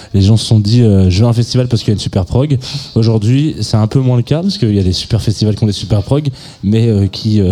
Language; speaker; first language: French; native; French